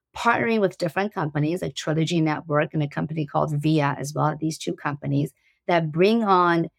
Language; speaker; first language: English; early bilingual, other home language; Persian